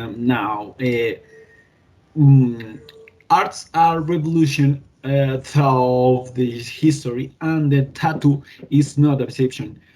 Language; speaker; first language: English; non-native, learner; Spanish